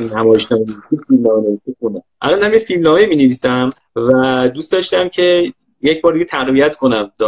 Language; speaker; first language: Persian; native; Persian